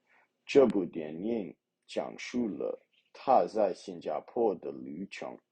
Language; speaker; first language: Chinese; non-native, learner; English